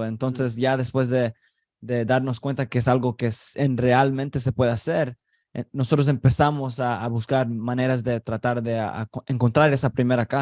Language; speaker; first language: Spanish; early bilingual, heritage; Spanish